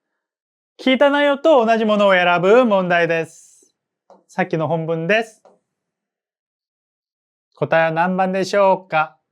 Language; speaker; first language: Japanese; non-native, fluent; Korean